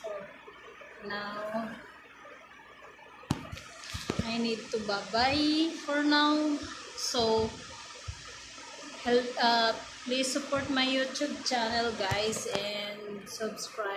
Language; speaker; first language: English; non-native, learner; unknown